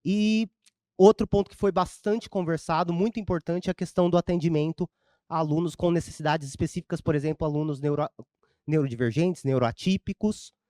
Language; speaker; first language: Portuguese; native; Portuguese